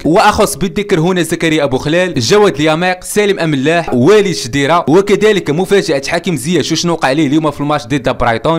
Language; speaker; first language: Arabic; native; Arabic